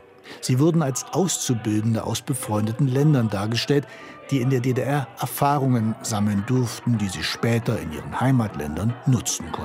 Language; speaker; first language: German; native; German